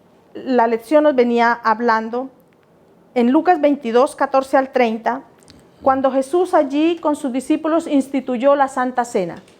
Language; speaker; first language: Spanish; native; Spanish